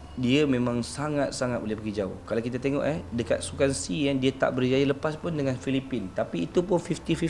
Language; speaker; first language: Malay; native; Malay